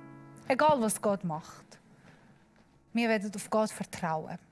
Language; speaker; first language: German; non-native, learner; Persian